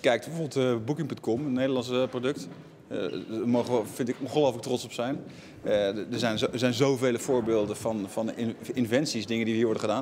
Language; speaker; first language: Dutch; native; Dutch